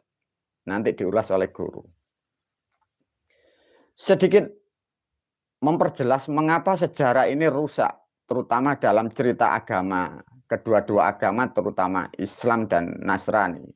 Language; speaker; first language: Indonesian; non-native, local second language; Javanese